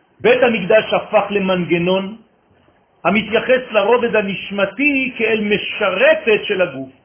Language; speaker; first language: Hebrew; non-native, fluent; French